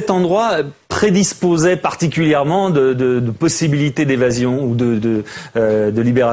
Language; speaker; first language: French; native; French